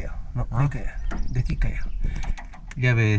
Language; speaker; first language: Spanish; native; Spanish